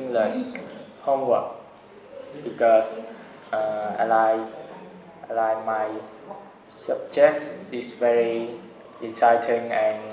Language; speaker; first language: English; non-native, learner; Vietnamese